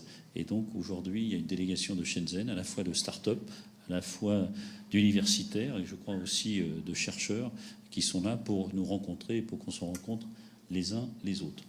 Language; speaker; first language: French; native; French